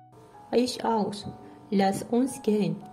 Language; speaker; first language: German; non-native, learner; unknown